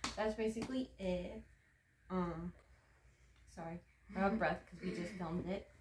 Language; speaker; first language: English; native; English